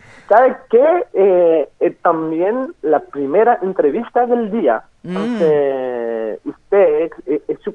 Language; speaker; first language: Spanish; non-native, fluent; French